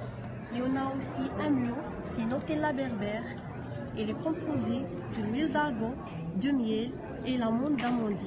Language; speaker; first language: French; non-native, local second language; Arabic